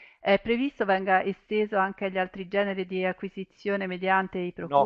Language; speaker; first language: Italian; native; Italian